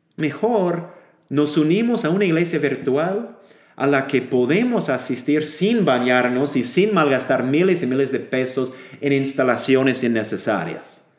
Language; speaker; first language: Spanish; non-native, fluent; English